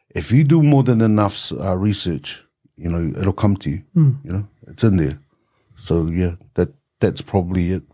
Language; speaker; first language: English; native; English